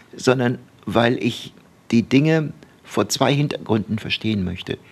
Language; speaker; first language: German; early bilingual, other home language; Turkish